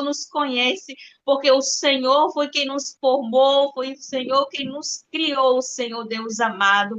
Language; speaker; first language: Portuguese; native; Portuguese